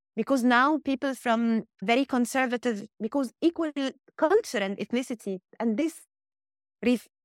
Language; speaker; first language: English; non-native, fluent; Arabic